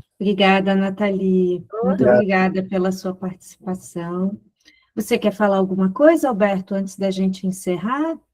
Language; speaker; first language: Portuguese; native; Portuguese